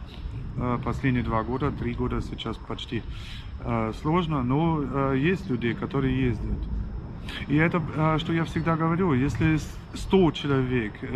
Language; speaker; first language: Russian; non-native, fluent; German